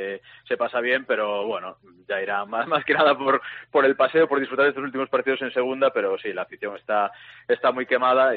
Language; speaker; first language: Spanish; native; Spanish